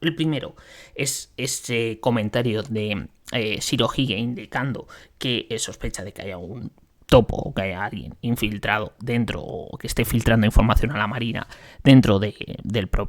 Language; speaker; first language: Spanish; native; Spanish